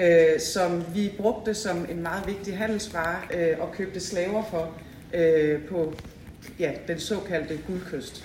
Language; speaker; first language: Danish; native; Danish